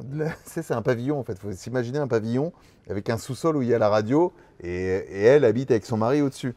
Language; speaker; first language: French; native; French